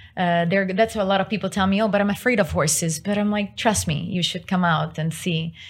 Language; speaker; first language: English; non-native, fluent; Italian